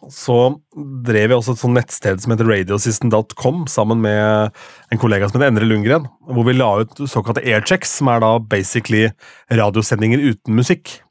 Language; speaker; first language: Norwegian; native; Norwegian